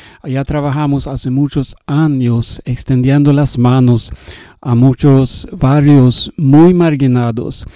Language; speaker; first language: Spanish; non-native, fluent; Swedish